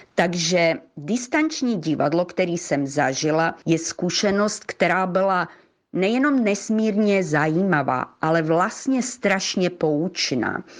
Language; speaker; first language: Czech; early bilingual, heritage; Czech